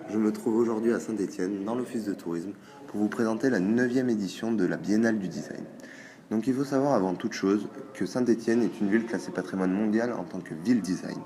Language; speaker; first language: French; native; French